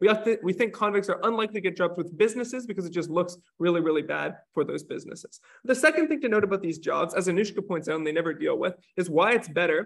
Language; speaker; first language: English; native; English